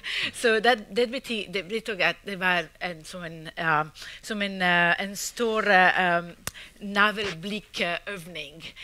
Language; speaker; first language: Swedish; non-native, fluent; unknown